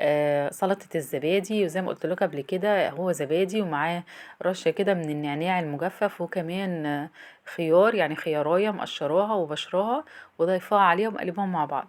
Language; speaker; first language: Arabic; native; Arabic